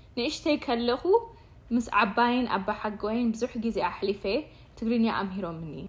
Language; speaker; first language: Tigrinya; early bilingual, heritage; Tigrinya